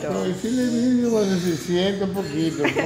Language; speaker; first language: Spanish; native; Spanish